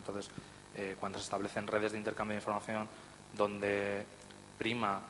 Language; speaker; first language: Spanish; native; Spanish